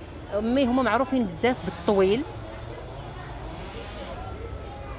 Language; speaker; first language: Arabic; native; Arabic